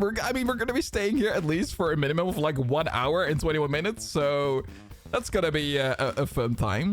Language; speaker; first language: English; non-native, fluent; Dutch